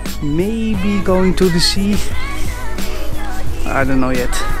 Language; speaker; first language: English; non-native, fluent; Dutch